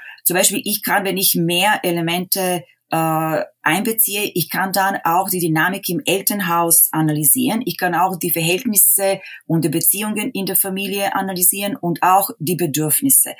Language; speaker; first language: German; non-native, fluent; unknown